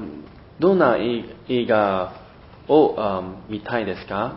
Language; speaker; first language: Japanese; non-native, learner; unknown